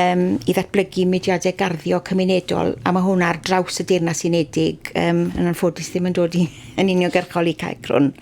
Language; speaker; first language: Welsh; native; Welsh